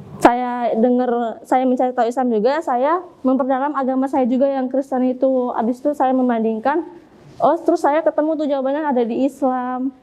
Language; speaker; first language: Indonesian; native; Indonesian